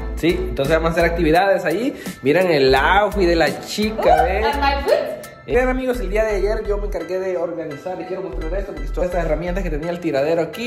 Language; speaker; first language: Spanish; native; Spanish